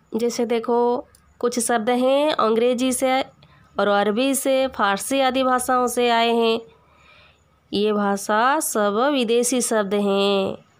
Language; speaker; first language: Hindi; non-native, local second language; Odia